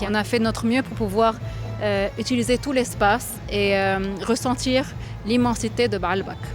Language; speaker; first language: French; non-native, local second language; Arabic